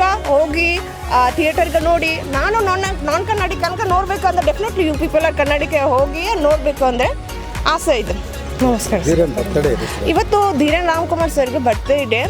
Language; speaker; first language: Kannada; non-native, local second language; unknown